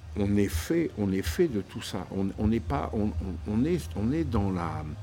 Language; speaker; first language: French; native; French